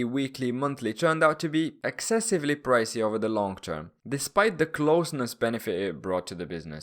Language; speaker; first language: English; non-native, fluent; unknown